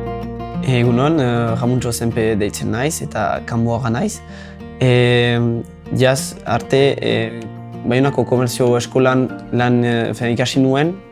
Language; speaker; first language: Basque; non-native, local second language; French